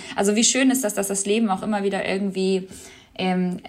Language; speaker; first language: German; early bilingual, other home language; Albanian